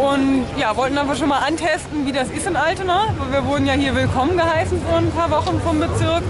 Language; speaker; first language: German; native; German